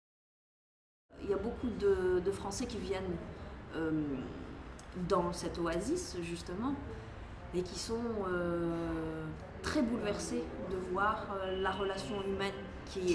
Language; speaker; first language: French; native; French